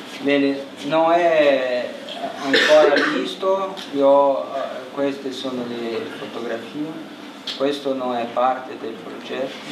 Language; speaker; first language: Italian; non-native, learner; Portuguese